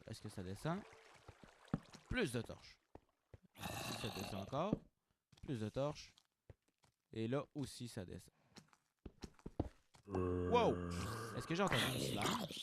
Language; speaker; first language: French; native; French